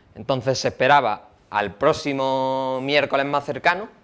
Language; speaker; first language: Spanish; native; Spanish